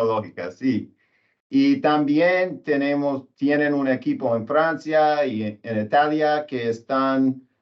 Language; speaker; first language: Spanish; non-native, learner; English